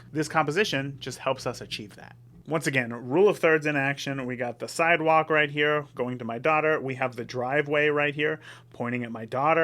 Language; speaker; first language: English; native; English